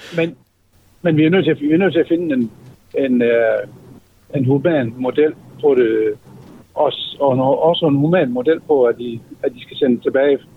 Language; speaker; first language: Danish; native; Danish